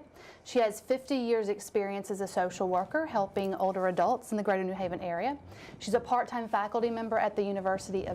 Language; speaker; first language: English; native; English